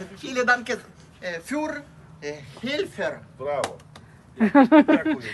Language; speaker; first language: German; non-native, learner; Ukrainian